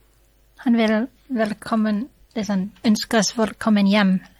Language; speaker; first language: Norwegian; non-native, fluent; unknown